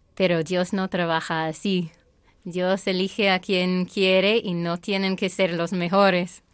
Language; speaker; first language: Spanish; non-native, fluent; English